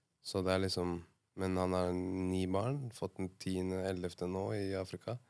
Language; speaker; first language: Norwegian; native; Norwegian